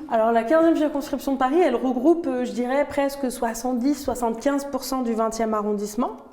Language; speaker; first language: French; non-native, local second language; Arabic